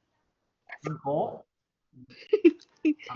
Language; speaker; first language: Vietnamese; non-native, learner; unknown